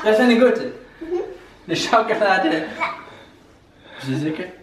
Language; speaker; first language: German; non-native, fluent; English